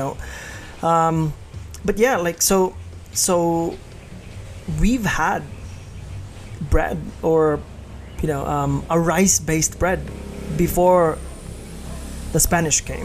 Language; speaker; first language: English; non-native, local second language; Hiligaynon